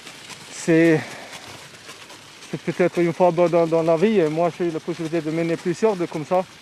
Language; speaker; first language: French; non-native, fluent; Swedish